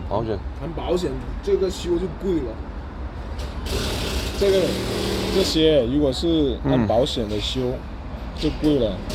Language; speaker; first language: Chinese; native; Chinese